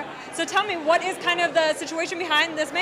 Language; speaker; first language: English; native; English